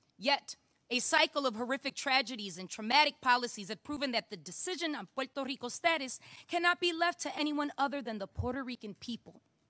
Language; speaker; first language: English; native; English